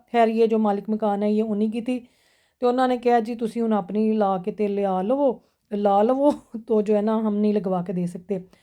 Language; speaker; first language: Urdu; non-native, local second language; Punjabi